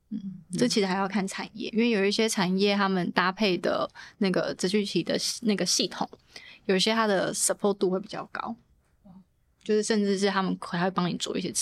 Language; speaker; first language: Chinese; native; Chinese